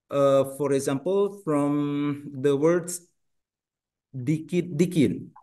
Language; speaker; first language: English; non-native, learner; Indonesian